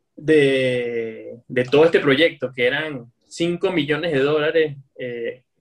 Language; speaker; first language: Spanish; native; Spanish